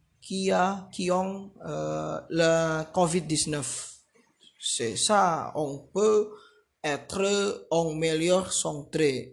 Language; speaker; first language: French; non-native, learner; Indonesian